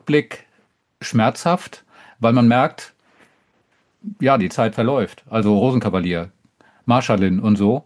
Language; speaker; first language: German; native; German